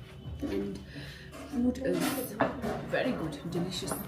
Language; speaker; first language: English; non-native, local second language; Tibetan